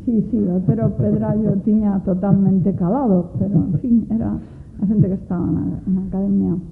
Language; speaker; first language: Spanish; non-native, local second language; Galician